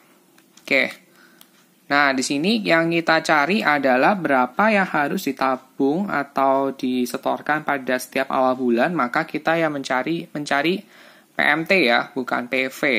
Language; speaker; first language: Indonesian; native; Indonesian